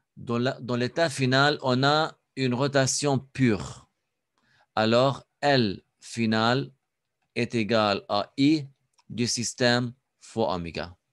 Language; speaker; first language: French; non-native, local second language; Arabic